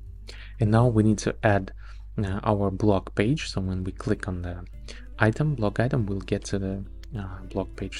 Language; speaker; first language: English; non-native, fluent; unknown